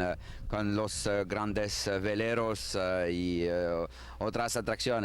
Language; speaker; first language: Spanish; non-native, learner; French